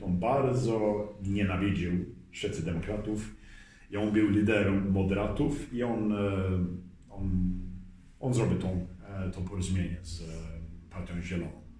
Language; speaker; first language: Polish; early bilingual, heritage; Swedish